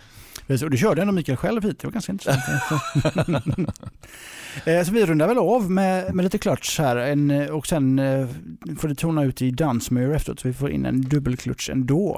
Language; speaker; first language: Swedish; native; Swedish